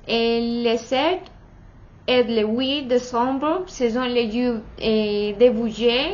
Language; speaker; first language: French; non-native, learner; Spanish